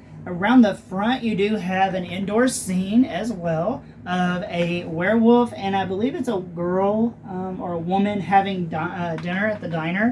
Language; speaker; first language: English; native; English